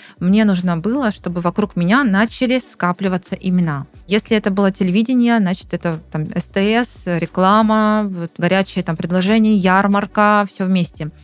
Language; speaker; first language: Russian; native; Russian